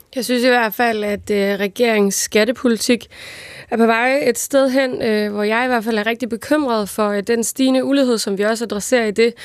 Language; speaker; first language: Danish; native; Danish